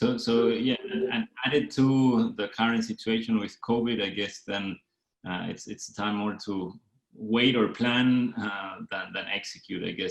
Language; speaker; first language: English; non-native, fluent; Spanish